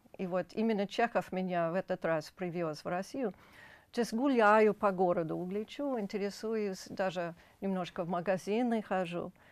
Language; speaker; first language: Russian; non-native, fluent; English